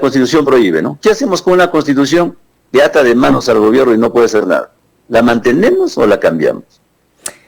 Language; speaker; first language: Spanish; native; Spanish